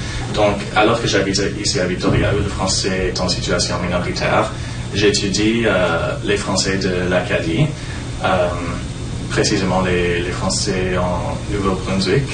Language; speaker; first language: French; non-native, local second language; English